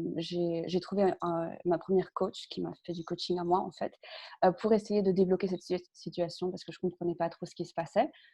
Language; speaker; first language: French; early bilingual, other home language; Spanish